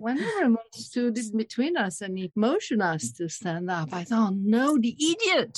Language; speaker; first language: English; non-native, fluent; Italian